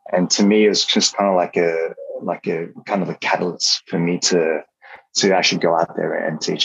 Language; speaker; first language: English; native; English